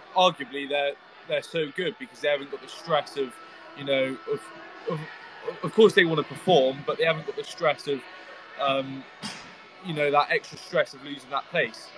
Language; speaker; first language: English; native; English